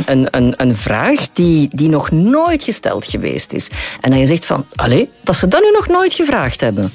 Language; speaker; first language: Dutch; native; Dutch